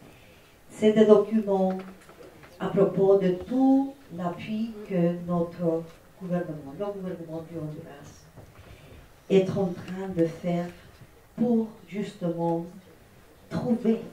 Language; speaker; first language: French; non-native, fluent; Spanish